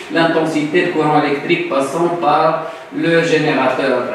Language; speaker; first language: French; non-native, local second language; Arabic